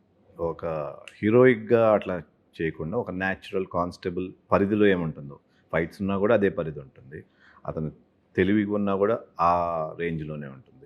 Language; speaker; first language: Telugu; native; Telugu